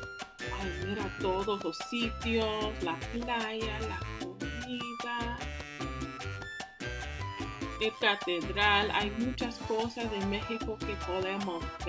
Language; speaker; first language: Spanish; non-native, fluent; English